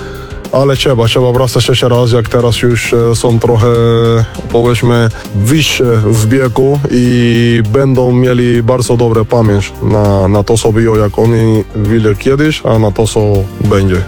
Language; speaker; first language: Polish; non-native, learner; Spanish